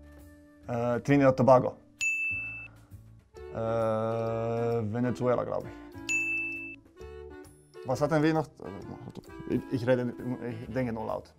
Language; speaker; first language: German; non-native, fluent; Finnish